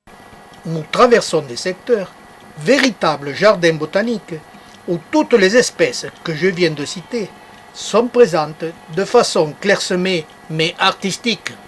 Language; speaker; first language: French; native; French